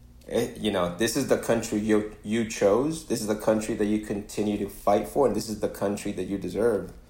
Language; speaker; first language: English; early bilingual, other home language; Spanish